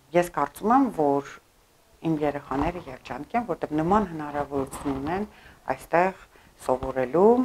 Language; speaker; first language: Armenian; early bilingual, heritage; Armenian